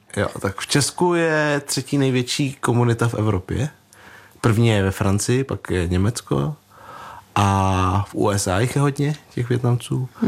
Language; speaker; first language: Czech; early bilingual, other home language; Vietnamese